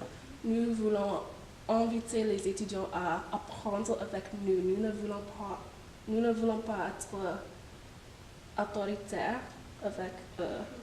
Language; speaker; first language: French; non-native, fluent; English